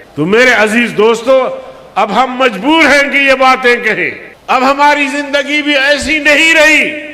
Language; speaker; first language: Urdu; non-native, local second language; Brahui